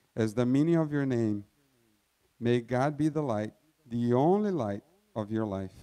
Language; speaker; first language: English; non-native, fluent; Portuguese